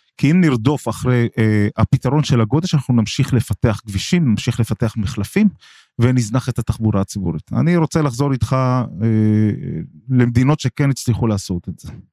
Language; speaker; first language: Hebrew; non-native, local second language; Arabic